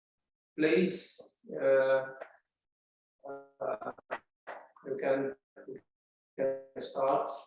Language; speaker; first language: English; non-native, learner; Latvian